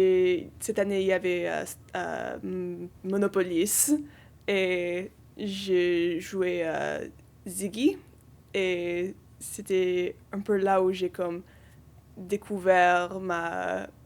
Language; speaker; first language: French; non-native, local second language; English